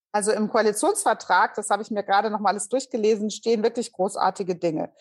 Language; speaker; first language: German; native; German